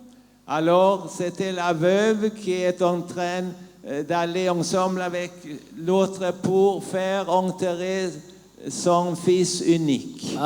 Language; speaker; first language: French; non-native, learner; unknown